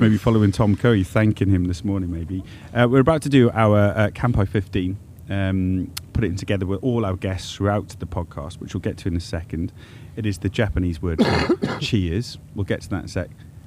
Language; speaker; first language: English; native; English